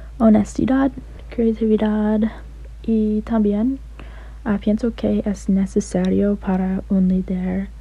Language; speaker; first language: Spanish; non-native, learner; English